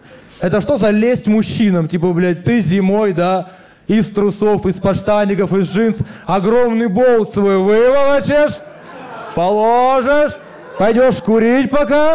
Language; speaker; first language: Russian; native; Russian